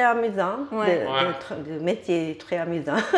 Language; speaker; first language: French; non-native, learner; Japanese